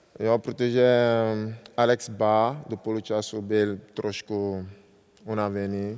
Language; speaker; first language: Czech; non-native, learner; French